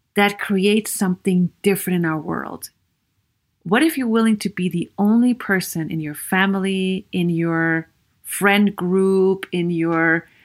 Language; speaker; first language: English; non-native, fluent; German